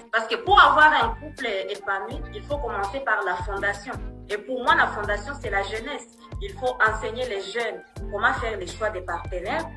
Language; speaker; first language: French; non-native, local second language; Swahili